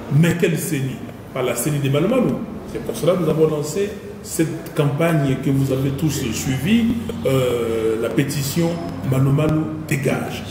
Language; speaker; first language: French; non-native, local second language; Lingala